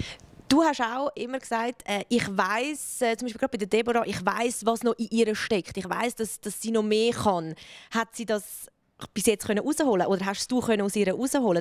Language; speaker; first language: German; native; German